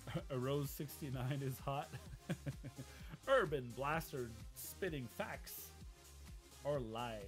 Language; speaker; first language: English; non-native, local second language; French